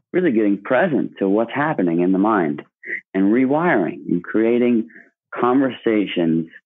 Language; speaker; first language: English; native; English